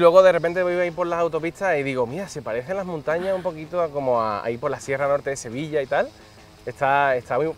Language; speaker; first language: Spanish; native; Spanish